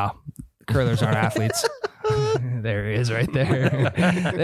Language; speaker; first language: English; native; English